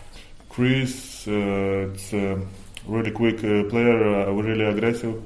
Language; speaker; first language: English; non-native, fluent; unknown